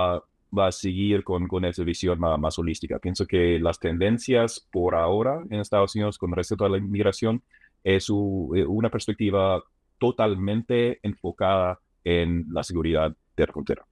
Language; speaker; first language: Spanish; non-native, fluent; English